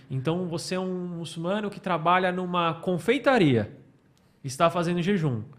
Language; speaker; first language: Portuguese; native; Portuguese